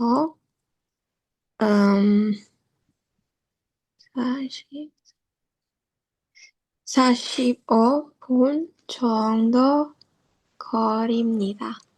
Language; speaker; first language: Korean; non-native, learner; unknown